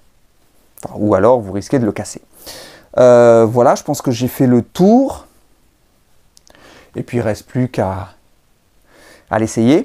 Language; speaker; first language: French; native; French